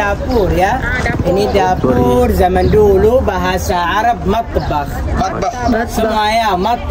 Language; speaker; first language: Indonesian; non-native, learner; Arabic